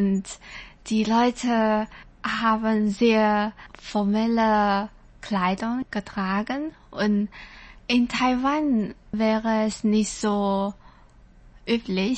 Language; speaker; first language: German; non-native, learner; Chinese